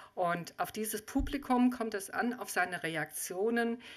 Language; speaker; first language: German; native; German